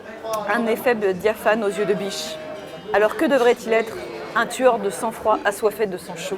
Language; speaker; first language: French; native; French